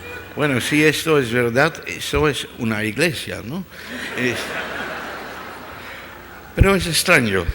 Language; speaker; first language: Spanish; non-native, fluent; Dutch